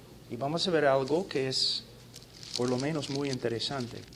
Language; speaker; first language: Spanish; non-native, fluent; English